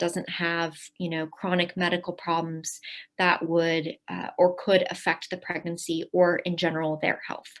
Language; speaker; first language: English; native; English